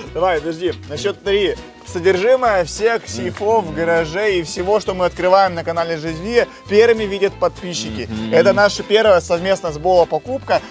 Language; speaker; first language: Russian; native; Russian